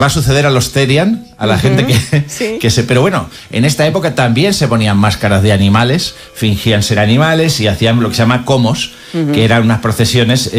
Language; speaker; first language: Spanish; native; Spanish